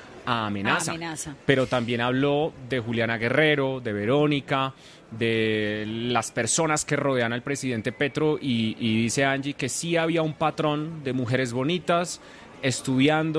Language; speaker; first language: Spanish; native; Spanish